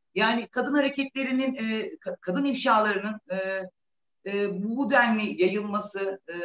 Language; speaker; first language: Turkish; native; Turkish